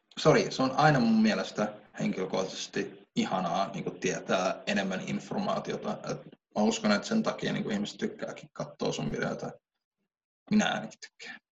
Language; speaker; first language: Finnish; early bilingual, other home language; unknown